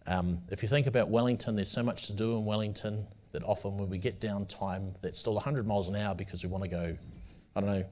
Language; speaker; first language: English; native; English